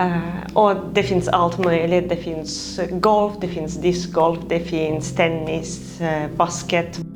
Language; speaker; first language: Swedish; non-native, fluent; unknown